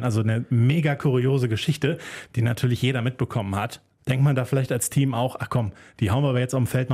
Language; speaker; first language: German; native; German